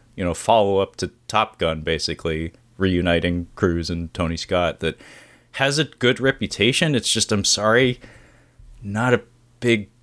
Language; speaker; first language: English; native; English